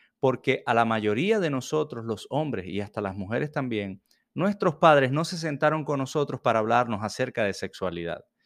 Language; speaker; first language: Spanish; native; Spanish